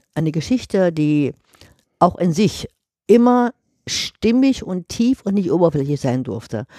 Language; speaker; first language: German; native; German